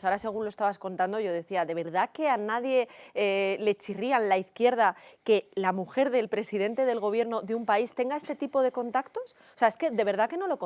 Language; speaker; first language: Spanish; native; Spanish